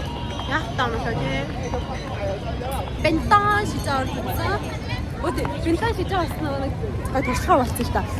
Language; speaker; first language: Mongolian; native; Mongolian